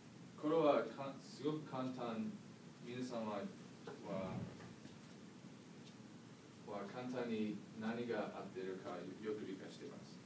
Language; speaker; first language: Japanese; non-native, learner; English